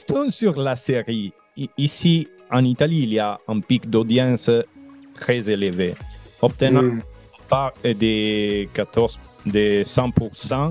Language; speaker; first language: French; non-native, learner; Italian